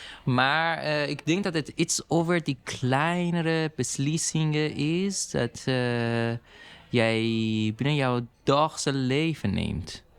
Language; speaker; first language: Dutch; non-native, learner; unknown